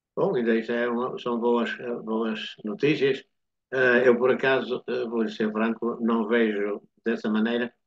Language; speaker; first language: Portuguese; native; Portuguese